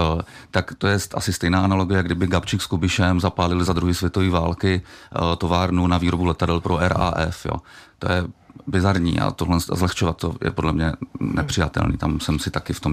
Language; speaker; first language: Czech; native; Czech